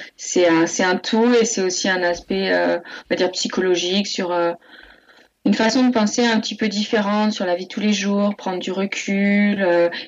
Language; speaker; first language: French; native; French